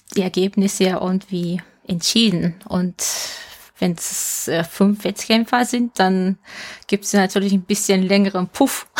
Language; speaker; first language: German; non-native, fluent; Japanese